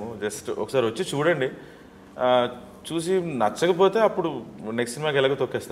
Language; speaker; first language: Telugu; native; Telugu